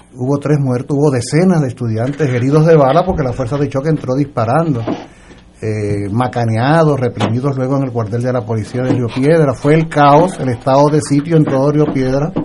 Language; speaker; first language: Spanish; native; Spanish